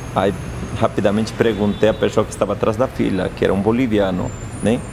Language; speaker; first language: Portuguese; non-native, fluent; Quechua